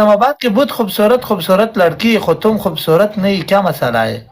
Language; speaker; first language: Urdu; non-native, learner; Pashto